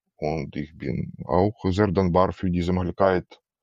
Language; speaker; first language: German; non-native, learner; Ukrainian